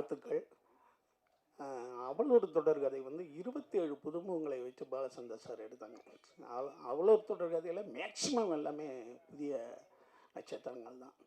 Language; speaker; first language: Tamil; native; Tamil